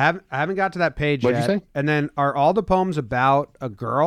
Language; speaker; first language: English; native; English